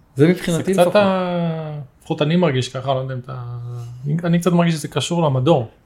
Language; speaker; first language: Hebrew; native; Hebrew